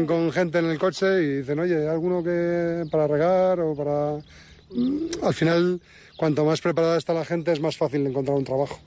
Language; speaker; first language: Spanish; native; Spanish